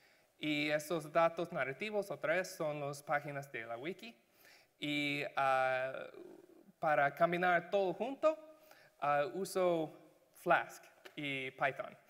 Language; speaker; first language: Spanish; non-native, learner; English